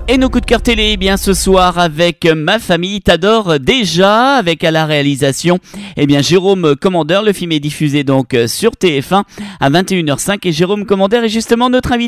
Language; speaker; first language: French; native; French